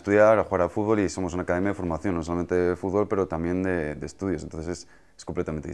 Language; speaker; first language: Spanish; native; Spanish